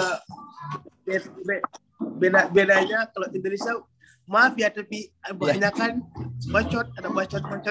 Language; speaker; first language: Indonesian; non-native, learner; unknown